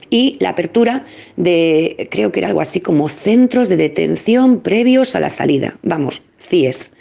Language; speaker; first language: Spanish; native; Spanish